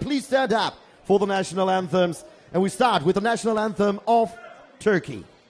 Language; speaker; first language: English; non-native, fluent; German